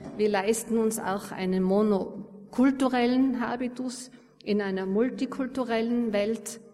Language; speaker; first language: German; native; German